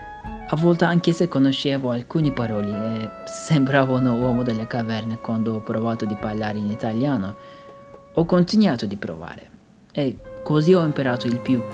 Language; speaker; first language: Italian; non-native, learner; Turkish